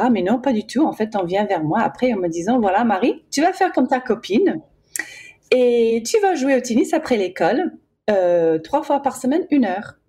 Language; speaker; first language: French; early bilingual, heritage; English